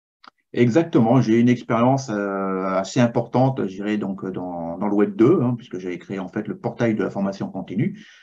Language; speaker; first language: French; native; French